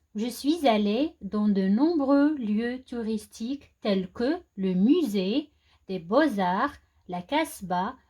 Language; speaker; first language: French; non-native, local second language; Arabic